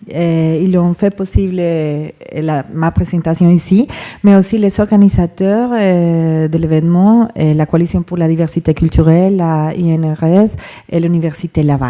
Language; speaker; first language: French; non-native, fluent; Spanish